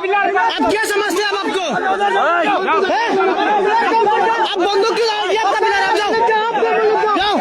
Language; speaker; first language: Hindi; non-native, learner; Bangla